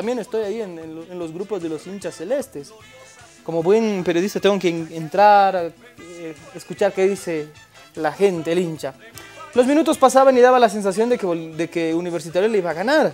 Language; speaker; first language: Spanish; native; Spanish